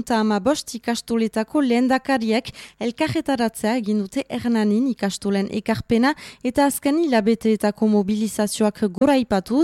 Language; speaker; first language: Basque; native; Basque